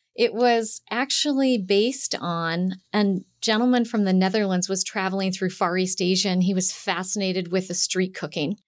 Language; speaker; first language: English; native; English